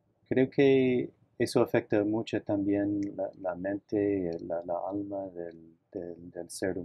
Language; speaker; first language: Spanish; non-native, fluent; English